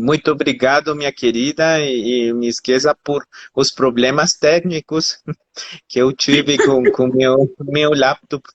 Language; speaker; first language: Portuguese; non-native, fluent; Spanish